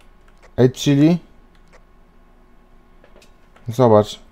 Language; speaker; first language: Polish; native; Polish